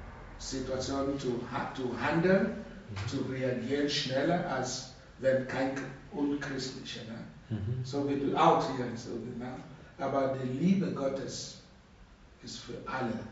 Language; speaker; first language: German; non-native, learner; Russian